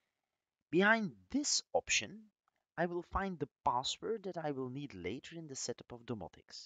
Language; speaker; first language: English; non-native, fluent; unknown